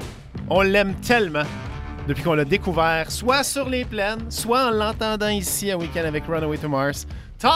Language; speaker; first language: French; native; French